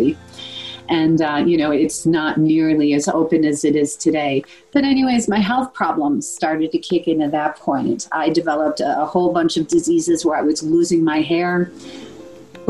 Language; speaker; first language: English; native; English